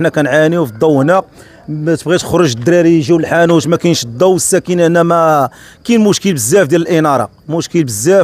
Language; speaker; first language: Arabic; native; Arabic